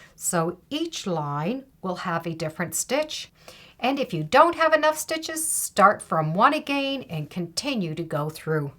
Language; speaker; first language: English; native; English